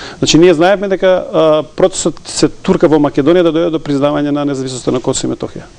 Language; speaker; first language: Macedonian; non-native, local second language; Serbian